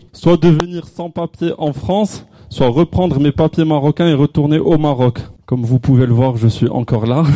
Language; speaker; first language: French; non-native, local second language; Arabic